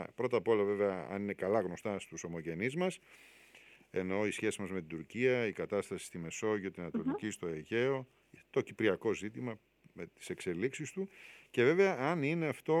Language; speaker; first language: Greek; native; Greek